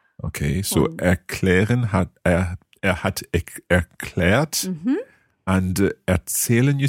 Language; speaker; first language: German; non-native, learner; English